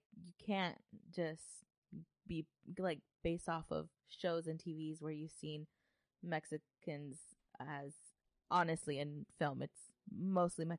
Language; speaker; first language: English; early bilingual, other home language; Spanish